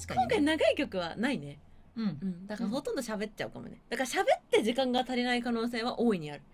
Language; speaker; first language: Japanese; native; Japanese